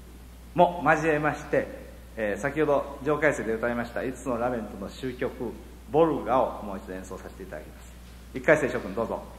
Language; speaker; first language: Japanese; native; Japanese